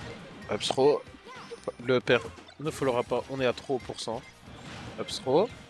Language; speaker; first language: French; native; French